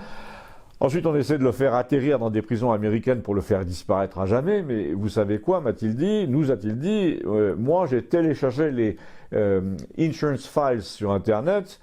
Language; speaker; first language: French; native; French